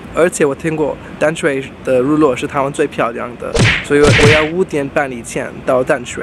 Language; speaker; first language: Chinese; non-native, fluent; Hindi